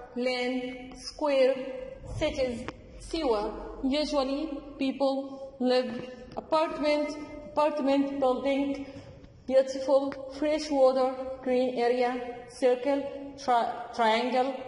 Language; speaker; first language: English; non-native, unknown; Arabic